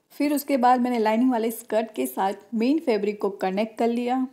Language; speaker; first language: Hindi; non-native, local second language; Gujarati